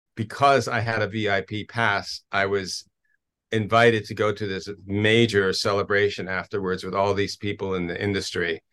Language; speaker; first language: English; native; English